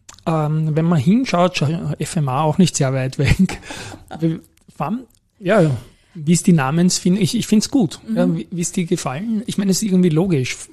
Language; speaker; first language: German; native; German